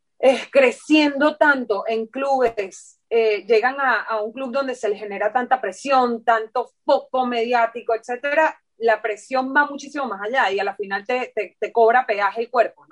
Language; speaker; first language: Spanish; native; Spanish